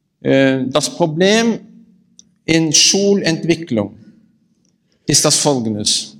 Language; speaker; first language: German; non-native, learner; Norwegian